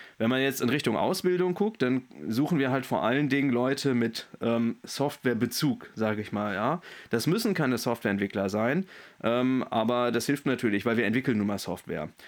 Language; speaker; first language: German; native; German